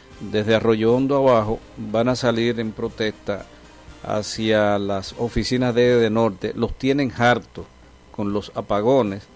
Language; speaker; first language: Spanish; native; Spanish